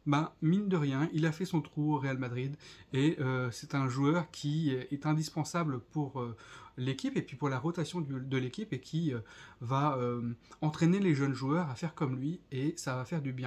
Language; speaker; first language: French; native; French